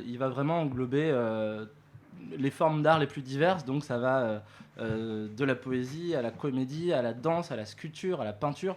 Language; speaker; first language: French; native; French